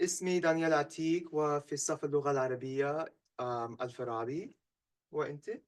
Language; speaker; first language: Arabic; non-native, learner; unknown